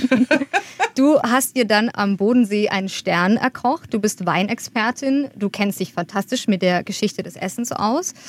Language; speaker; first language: German; native; German